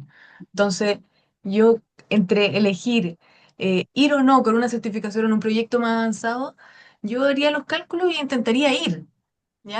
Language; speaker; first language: Spanish; native; Spanish